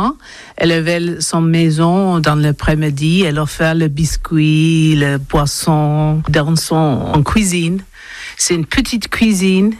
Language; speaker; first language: French; non-native, learner; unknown